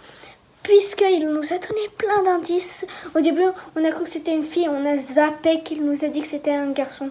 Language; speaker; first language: French; native; French